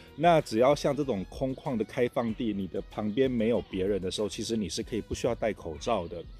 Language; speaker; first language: Chinese; native; Chinese